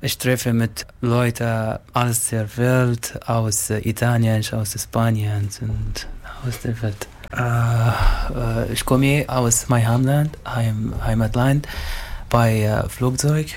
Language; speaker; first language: German; non-native, learner; Arabic